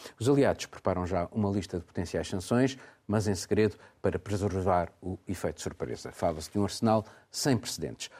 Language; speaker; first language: Portuguese; native; Portuguese